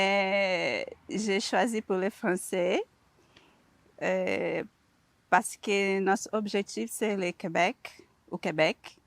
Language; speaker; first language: French; non-native, learner; Portuguese